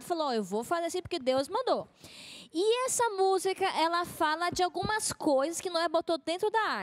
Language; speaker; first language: Portuguese; native; Portuguese